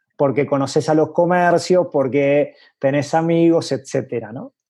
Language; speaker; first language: Spanish; native; Spanish